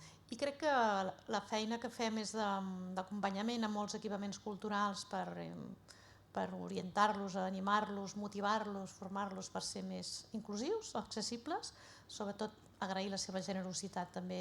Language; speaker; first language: Catalan; native; Catalan